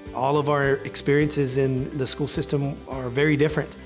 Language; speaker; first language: English; native; English